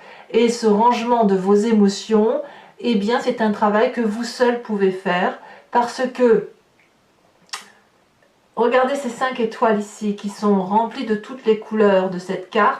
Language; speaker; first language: French; native; French